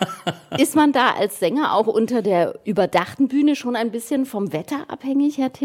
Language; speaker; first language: German; native; German